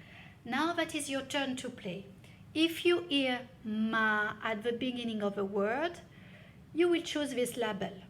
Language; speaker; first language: English; non-native, fluent; French